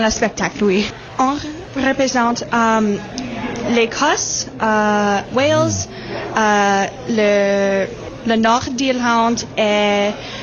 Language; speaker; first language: French; native; French